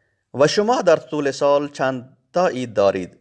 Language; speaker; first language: Persian; non-native, fluent; Urdu